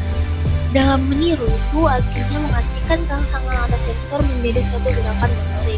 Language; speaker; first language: Indonesian; native; Indonesian